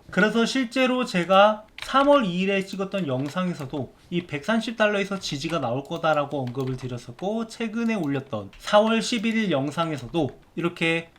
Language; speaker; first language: Korean; native; Korean